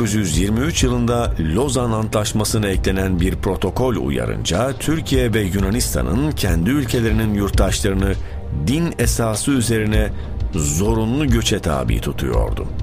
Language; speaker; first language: Turkish; native; Turkish